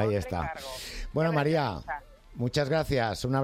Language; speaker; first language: Spanish; native; Spanish